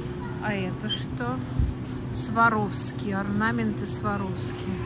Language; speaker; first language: Russian; native; Russian